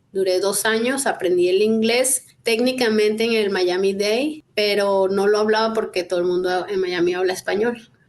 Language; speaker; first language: Spanish; native; Spanish